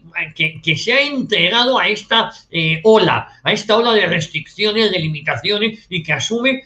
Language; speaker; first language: Spanish; native; Spanish